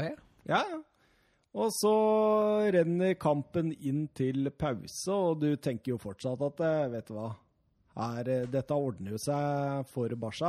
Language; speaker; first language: Norwegian; native; Norwegian